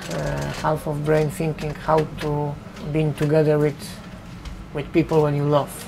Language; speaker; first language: English; non-native, learner; Polish